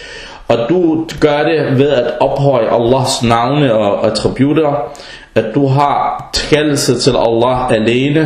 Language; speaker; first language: Danish; early bilingual, other home language; Arabic